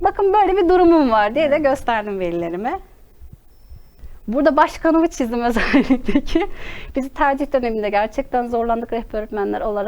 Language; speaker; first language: Turkish; native; Turkish